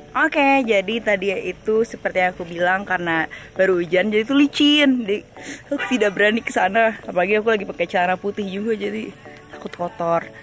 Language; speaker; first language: Indonesian; native; Indonesian